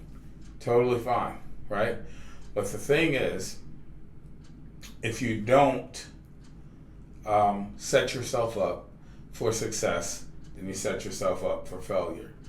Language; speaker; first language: English; native; English